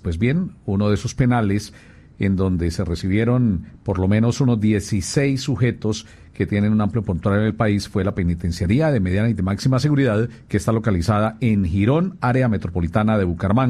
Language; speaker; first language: Spanish; native; Spanish